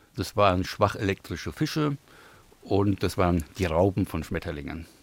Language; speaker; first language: German; native; German